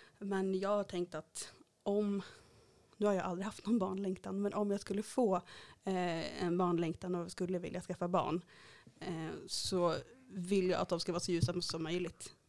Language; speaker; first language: Swedish; native; Swedish